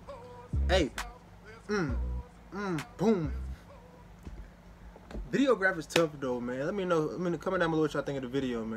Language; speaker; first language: English; native; English